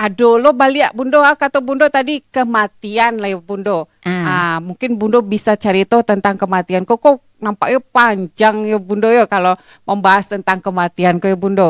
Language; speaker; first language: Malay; non-native, local second language; Minangkabau